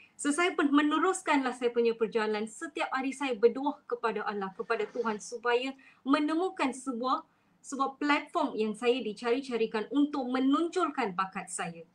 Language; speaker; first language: Malay; non-native, local second language; Tamil